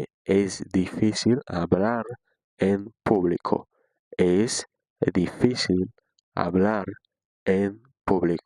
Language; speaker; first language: Spanish; non-native, fluent; Haitian Creole